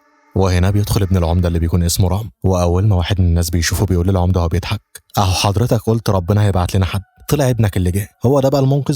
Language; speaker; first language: Arabic; native; Arabic